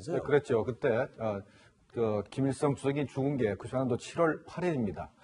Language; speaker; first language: Korean; native; Korean